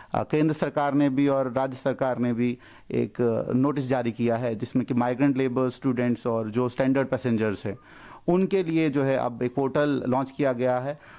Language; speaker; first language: Hindi; non-native, local second language; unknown